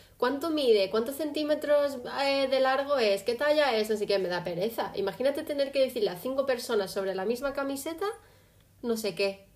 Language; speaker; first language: Spanish; early bilingual, other home language; English